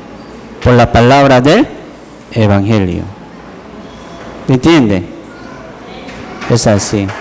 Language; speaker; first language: Spanish; non-native, learner; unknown